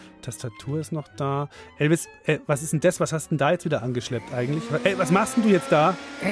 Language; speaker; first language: German; native; German